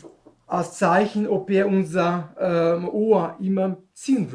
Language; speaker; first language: German; non-native, learner; Portuguese